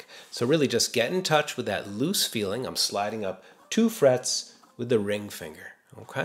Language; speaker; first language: English; native; English